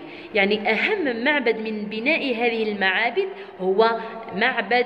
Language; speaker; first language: Arabic; native; Arabic